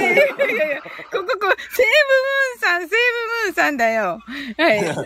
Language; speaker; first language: Japanese; native; Japanese